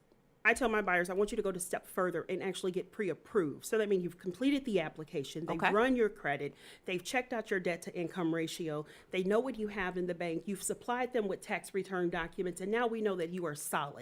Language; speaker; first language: English; native; English